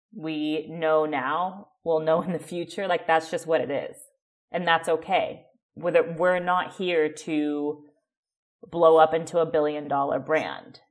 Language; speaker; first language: English; native; English